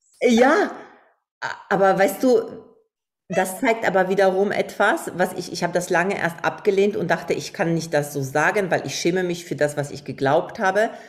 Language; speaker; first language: German; non-native, fluent; Polish